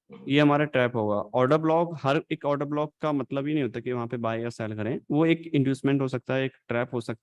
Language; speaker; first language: Hindi; native; Hindi